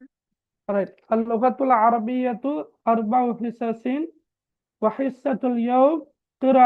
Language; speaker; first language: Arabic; non-native, fluent; Tamil